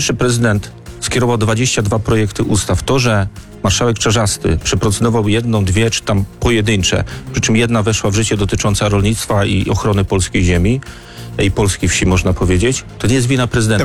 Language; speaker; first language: Polish; native; Polish